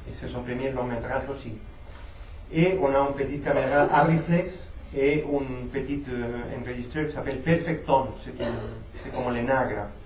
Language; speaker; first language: French; non-native, fluent; Spanish